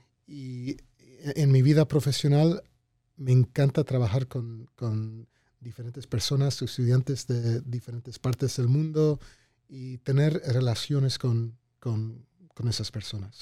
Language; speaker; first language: Spanish; early bilingual, heritage; Spanish